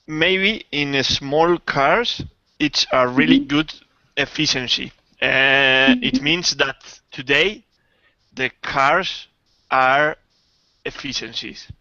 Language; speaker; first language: English; non-native, learner; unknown